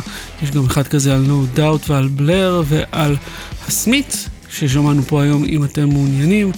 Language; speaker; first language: Hebrew; native; Hebrew